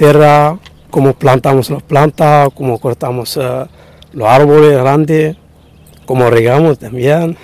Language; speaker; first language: Spanish; non-native, learner; Arabic